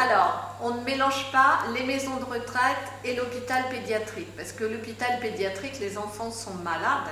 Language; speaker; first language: French; native; French